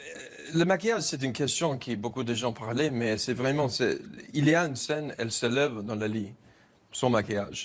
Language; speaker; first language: French; non-native, fluent; English